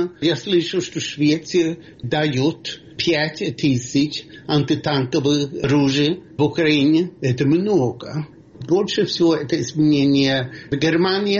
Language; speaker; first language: Russian; non-native, fluent; Swedish